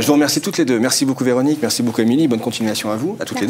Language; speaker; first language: French; native; French